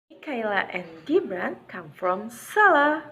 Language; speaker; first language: English; non-native, fluent; Indonesian